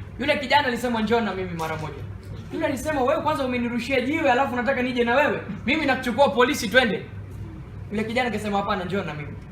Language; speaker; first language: Swahili; non-native, local second language; Gujarati